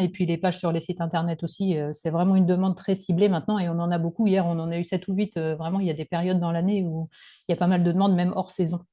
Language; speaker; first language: French; native; French